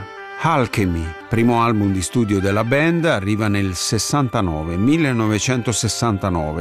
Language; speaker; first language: Italian; native; Italian